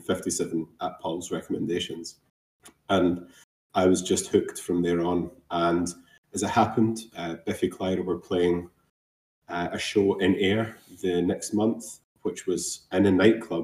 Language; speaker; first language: English; native; English